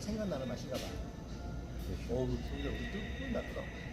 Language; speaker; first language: Korean; native; Korean